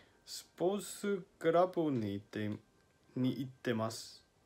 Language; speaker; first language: Japanese; non-native, learner; Finnish